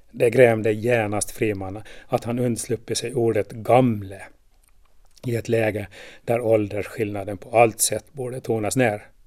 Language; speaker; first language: Swedish; native; Swedish